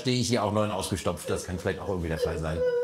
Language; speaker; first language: German; native; German